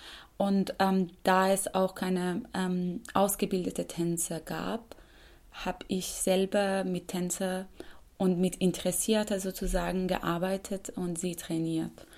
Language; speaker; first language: German; non-native, fluent; Persian